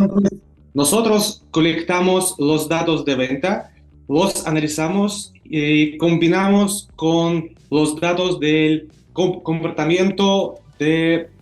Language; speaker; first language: Spanish; non-native, fluent; Russian